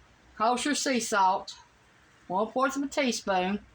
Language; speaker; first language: English; native; English